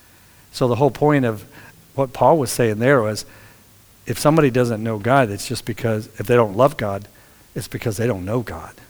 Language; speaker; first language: English; native; English